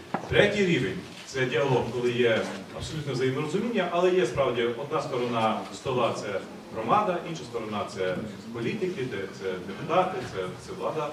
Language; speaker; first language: Ukrainian; native; Ukrainian